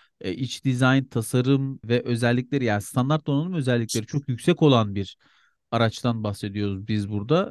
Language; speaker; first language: Turkish; native; Turkish